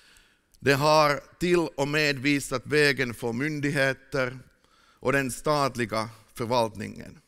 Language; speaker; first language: Swedish; non-native, fluent; Finnish